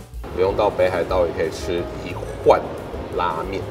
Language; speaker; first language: Chinese; native; Chinese